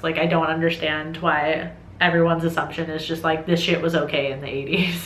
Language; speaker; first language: English; native; English